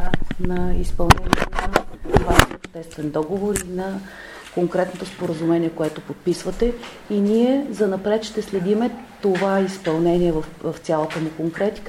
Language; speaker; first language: Bulgarian; native; Bulgarian